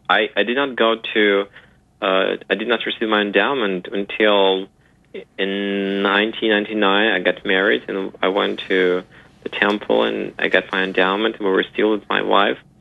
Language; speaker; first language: English; non-native, fluent; Ukrainian